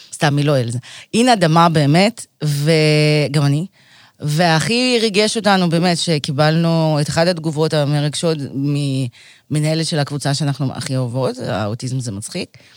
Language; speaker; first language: Hebrew; early bilingual, other home language; Russian